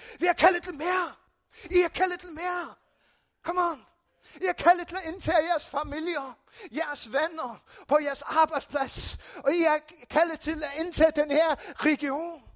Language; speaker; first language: Danish; non-native, local second language; Faroese